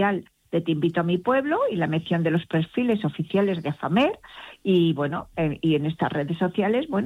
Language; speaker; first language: Spanish; native; Spanish